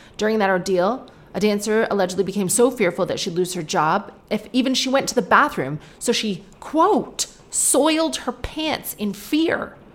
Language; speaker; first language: English; native; English